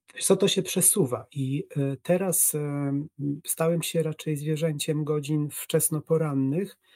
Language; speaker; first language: Polish; native; Polish